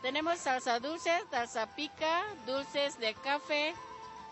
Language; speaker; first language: Spanish; non-native, learner; Indonesian